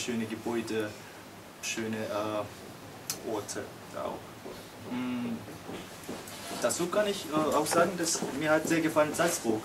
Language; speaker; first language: German; non-native, learner; Russian